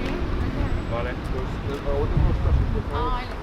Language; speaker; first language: Spanish; non-native, learner; English